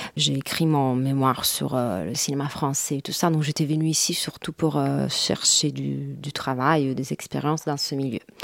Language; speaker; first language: French; non-native, fluent; Italian